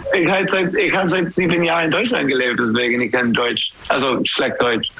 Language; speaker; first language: German; non-native, learner; English